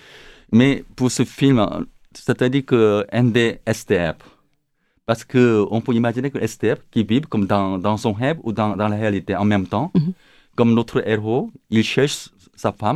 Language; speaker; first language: French; non-native, learner; Korean